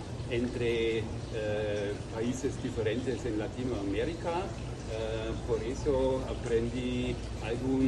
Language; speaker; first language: Spanish; non-native, learner; German